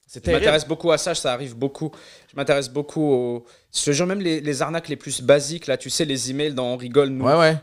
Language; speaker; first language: French; non-native, local second language; Arabic